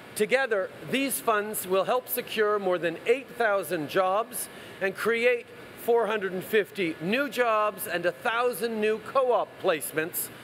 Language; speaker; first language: English; early bilingual, other home language; French